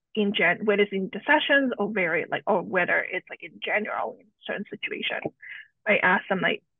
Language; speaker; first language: English; native; English